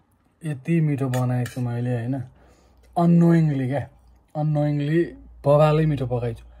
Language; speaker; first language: Nepali; native; Nepali